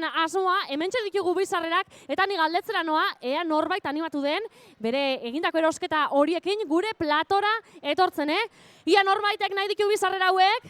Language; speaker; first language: Basque; native; Basque